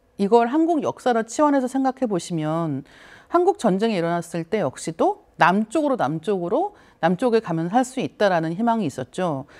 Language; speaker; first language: Korean; native; Korean